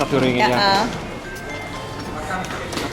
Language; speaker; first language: Indonesian; non-native, learner; English